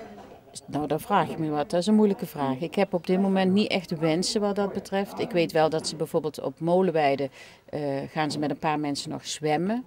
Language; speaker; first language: Dutch; native; Dutch